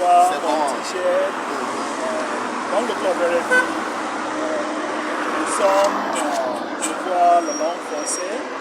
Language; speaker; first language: French; non-native, learner; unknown